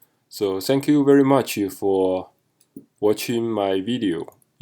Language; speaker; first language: English; non-native, fluent; Chinese